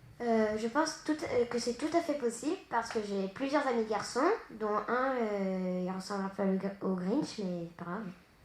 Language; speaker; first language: French; native; French